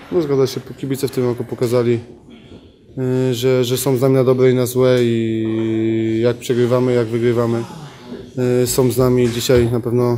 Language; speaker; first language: Polish; native; Polish